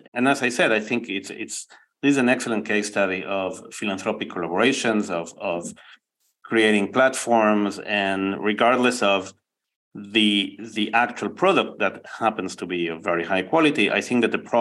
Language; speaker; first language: English; non-native, fluent; Spanish